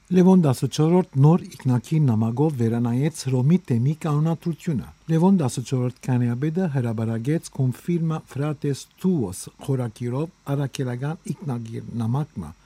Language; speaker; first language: Armenian; native; Armenian